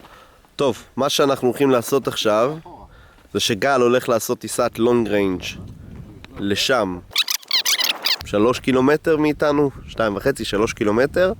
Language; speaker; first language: Hebrew; native; Hebrew